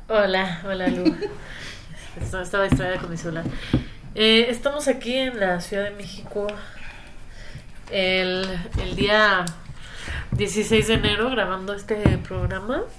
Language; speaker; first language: Spanish; native; Spanish